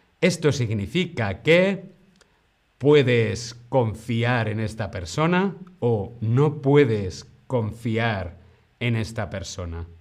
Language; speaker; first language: Spanish; native; Spanish